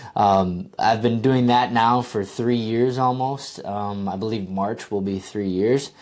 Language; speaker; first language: English; native; English